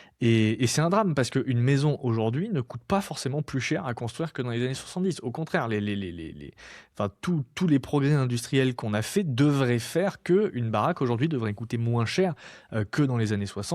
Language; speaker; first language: French; native; French